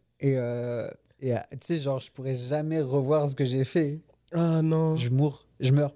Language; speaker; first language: French; native; French